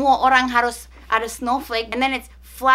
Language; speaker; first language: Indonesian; non-native, fluent; English